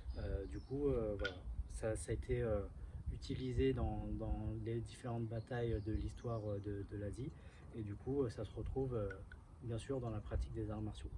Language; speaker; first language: French; native; French